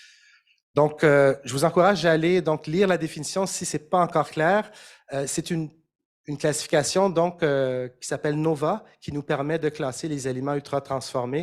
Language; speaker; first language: French; native; French